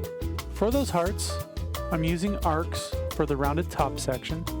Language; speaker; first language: English; native; English